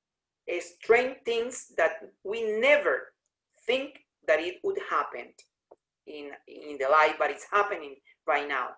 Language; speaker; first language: English; non-native, learner; Spanish